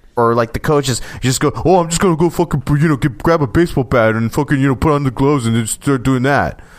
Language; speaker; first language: English; native; English